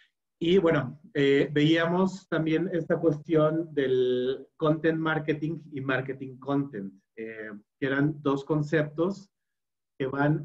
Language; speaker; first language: Spanish; native; Spanish